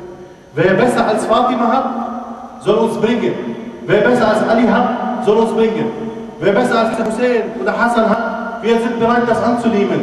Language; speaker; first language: German; non-native, fluent; Arabic